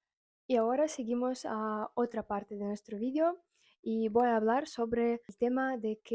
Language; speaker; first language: Spanish; non-native, fluent; Russian